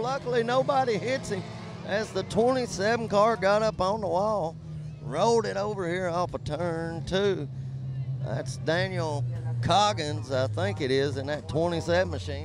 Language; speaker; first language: English; native; English